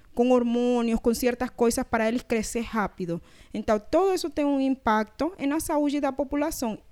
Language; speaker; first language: Portuguese; non-native, learner; Spanish